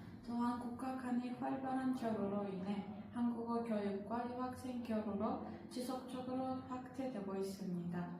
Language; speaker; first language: Korean; non-native, learner; Uzbek